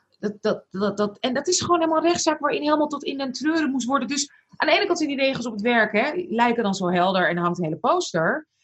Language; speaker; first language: Dutch; early bilingual, other home language; Arabic